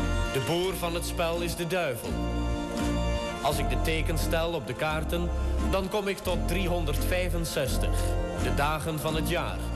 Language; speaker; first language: Dutch; native; Dutch